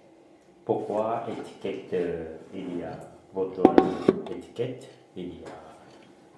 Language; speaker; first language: French; non-native, learner; Japanese